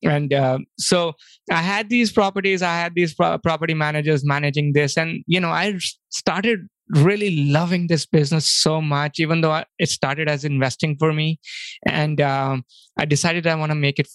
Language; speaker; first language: English; non-native, local second language; Hindi